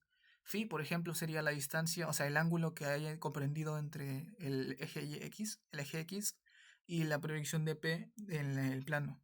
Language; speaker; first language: Spanish; native; Spanish